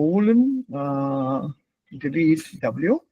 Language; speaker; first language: German; non-native, fluent; Hindi